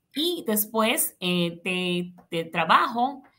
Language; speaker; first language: Spanish; native; Spanish